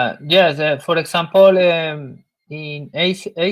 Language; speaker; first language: English; non-native, learner; Spanish